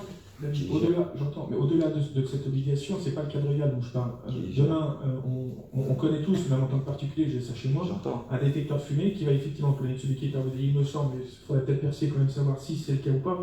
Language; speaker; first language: French; native; French